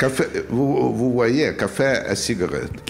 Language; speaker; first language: French; non-native, learner; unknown